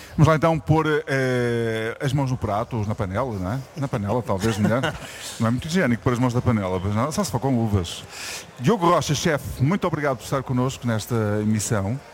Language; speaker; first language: Portuguese; native; Portuguese